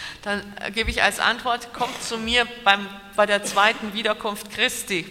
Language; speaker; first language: German; native; German